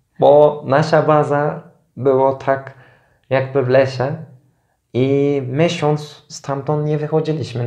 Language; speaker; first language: Polish; non-native, fluent; Turkish